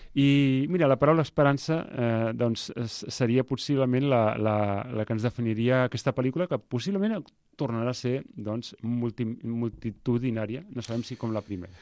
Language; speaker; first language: Catalan; native; Catalan